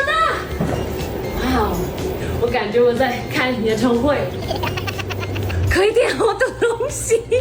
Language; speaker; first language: Chinese; non-native, fluent; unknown